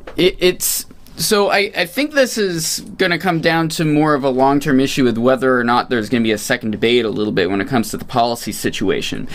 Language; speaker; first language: English; native; English